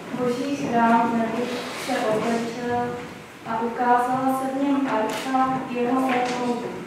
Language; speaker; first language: Czech; native; Czech